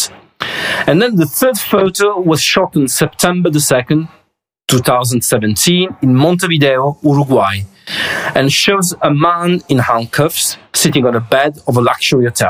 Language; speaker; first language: English; non-native, fluent; Italian